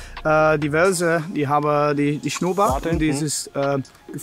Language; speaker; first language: German; non-native, learner; Dutch